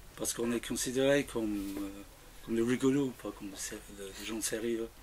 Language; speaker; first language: French; non-native, fluent; English